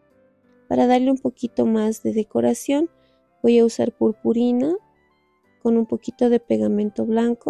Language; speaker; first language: Spanish; native; Spanish